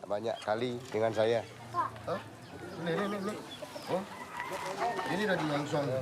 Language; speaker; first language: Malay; non-native, local second language; Balinese